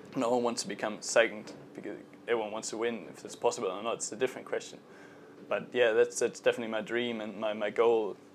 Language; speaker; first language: English; non-native, fluent; German